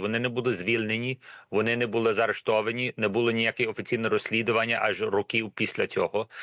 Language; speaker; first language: Ukrainian; early bilingual, heritage; Ukrainian